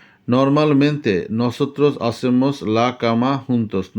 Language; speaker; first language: Spanish; non-native, fluent; Bangla